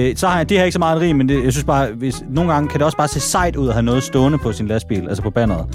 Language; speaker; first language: Danish; native; Danish